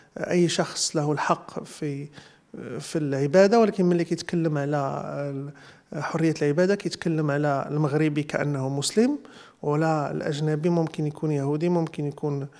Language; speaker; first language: Arabic; native; Arabic